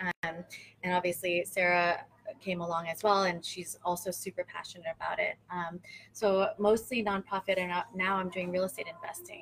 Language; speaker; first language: English; native; English